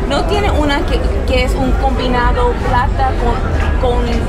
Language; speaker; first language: Spanish; non-native, learner; English